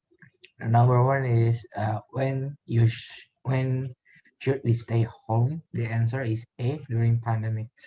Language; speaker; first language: English; non-native, learner; Indonesian